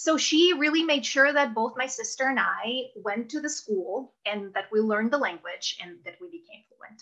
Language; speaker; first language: English; non-native, fluent; Russian